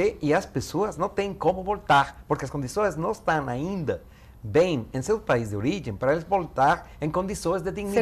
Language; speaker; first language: Portuguese; non-native, fluent; Spanish